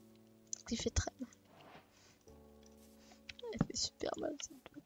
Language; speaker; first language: French; native; French